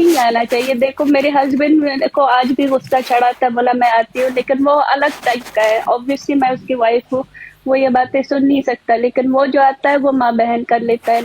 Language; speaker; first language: Hindi; native; Hindi